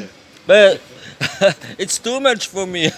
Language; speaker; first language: English; non-native, learner; French